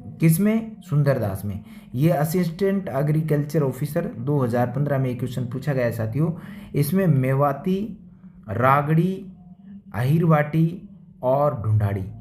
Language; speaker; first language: Hindi; native; Hindi